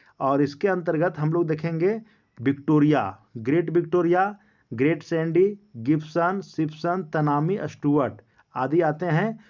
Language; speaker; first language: Hindi; native; Hindi